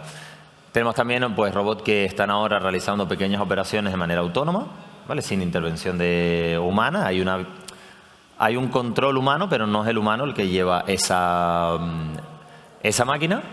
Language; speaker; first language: Spanish; native; Spanish